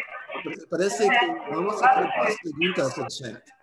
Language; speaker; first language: Spanish; non-native, learner; English